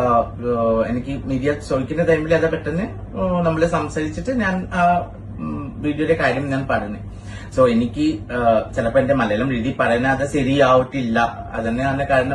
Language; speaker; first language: Malayalam; non-native, fluent; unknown